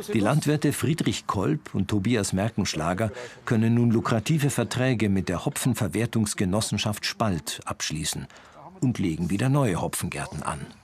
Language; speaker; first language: German; native; German